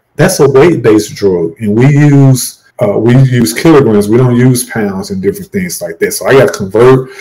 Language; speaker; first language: English; native; English